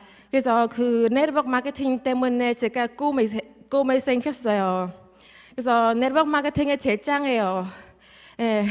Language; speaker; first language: Korean; non-native, learner; Khmer